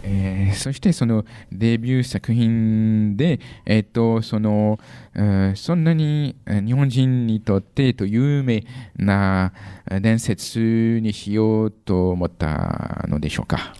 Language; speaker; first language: Japanese; non-native, fluent; French